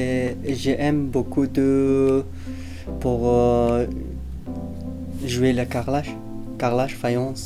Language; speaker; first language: French; non-native, learner; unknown